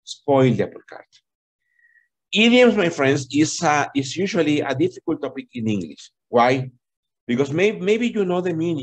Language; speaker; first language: English; non-native, fluent; Spanish